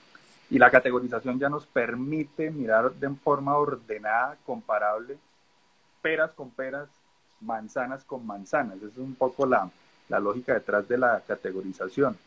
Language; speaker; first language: Spanish; native; Spanish